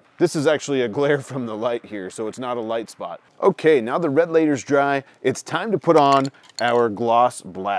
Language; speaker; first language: English; native; English